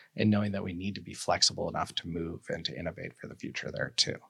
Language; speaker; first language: English; native; English